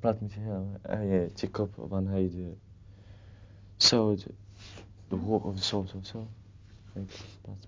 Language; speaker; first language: Dutch; non-native, learner; Arabic